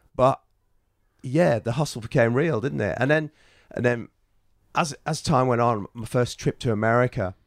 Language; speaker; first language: English; native; English